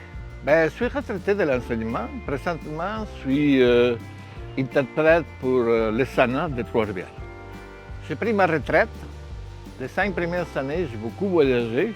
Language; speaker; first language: French; non-native, fluent; Spanish